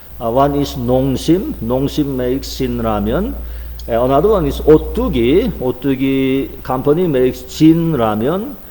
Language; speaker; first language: English; non-native, fluent; Korean